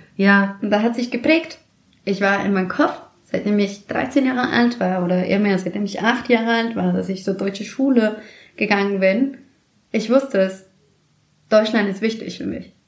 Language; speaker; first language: German; non-native, fluent; Spanish